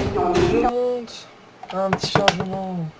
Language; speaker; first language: French; native; French